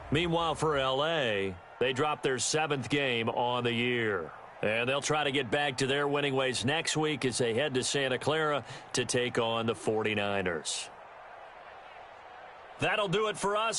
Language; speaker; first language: English; native; English